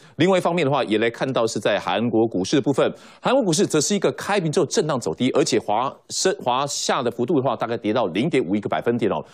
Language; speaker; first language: Chinese; native; Chinese